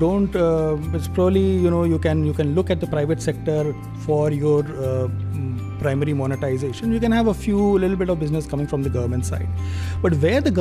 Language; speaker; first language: English; non-native, local second language; Hindi